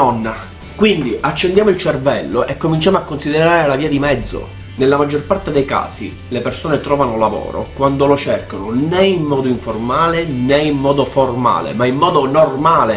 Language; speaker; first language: Italian; native; Italian